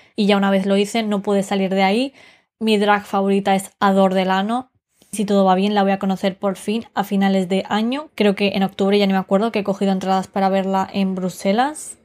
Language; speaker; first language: Spanish; early bilingual, other home language; Romanian